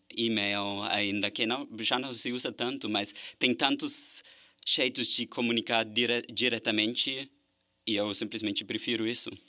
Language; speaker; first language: Portuguese; non-native, fluent; German